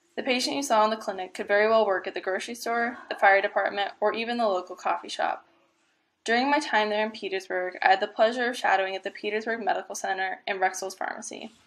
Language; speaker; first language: English; native; English